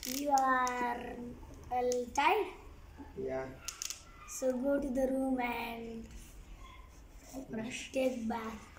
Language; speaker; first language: English; non-native, learner; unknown